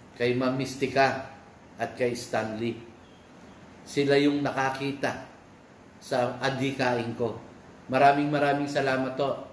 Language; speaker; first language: Filipino; native; Filipino